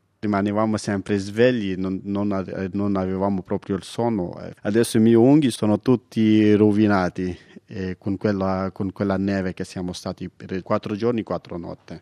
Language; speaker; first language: Italian; non-native, fluent; Pashto